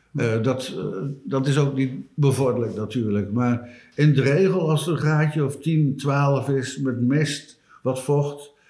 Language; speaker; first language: Dutch; native; Dutch